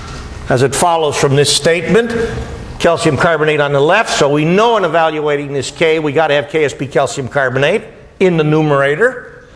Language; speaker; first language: English; native; English